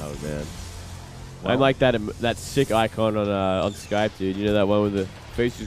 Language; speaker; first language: English; native; English